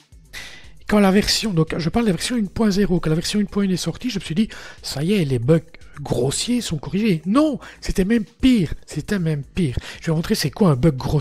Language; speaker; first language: French; native; French